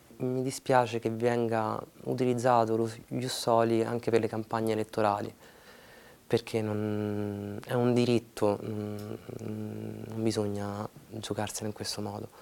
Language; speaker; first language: Italian; early bilingual, other home language; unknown